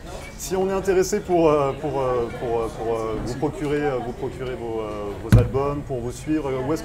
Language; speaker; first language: French; native; French